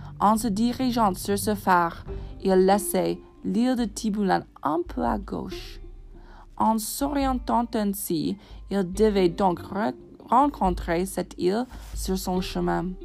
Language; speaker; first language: French; non-native, fluent; English